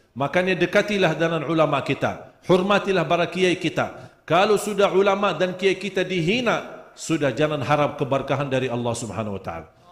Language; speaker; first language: Malay; non-native, fluent; Arabic